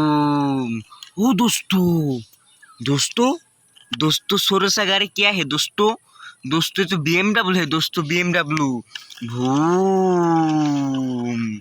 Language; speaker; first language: Hindi; native; Hindi